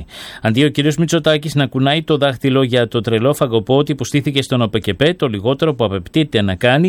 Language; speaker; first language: Greek; native; Greek